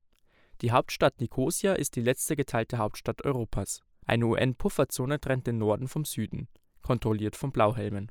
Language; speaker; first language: German; native; German